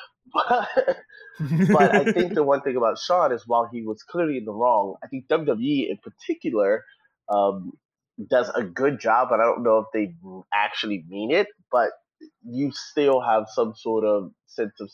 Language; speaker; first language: English; native; English